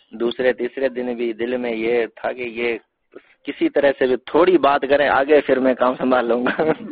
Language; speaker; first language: Urdu; non-native, local second language; Sindhi